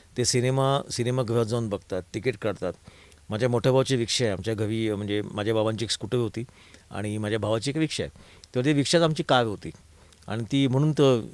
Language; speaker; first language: Marathi; native; Marathi